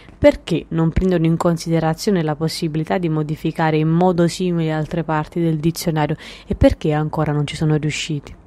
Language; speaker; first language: Italian; native; Italian